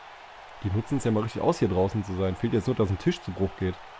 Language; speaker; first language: German; native; German